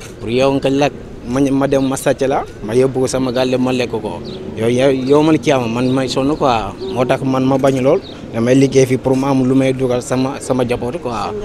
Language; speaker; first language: Wolof; non-native, local second language; Mandingo